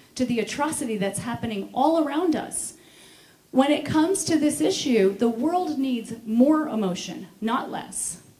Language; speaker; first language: English; native; English